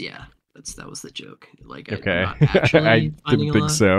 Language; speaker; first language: English; native; English